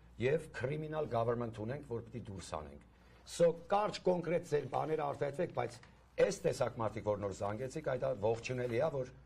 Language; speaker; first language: Armenian; early bilingual, heritage; Armenian